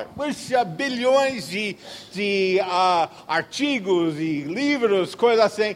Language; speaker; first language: Portuguese; non-native, fluent; English